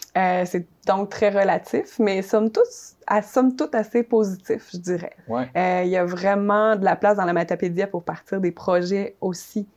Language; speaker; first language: French; native; French